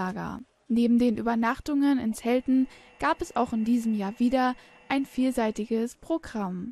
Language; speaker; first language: German; native; German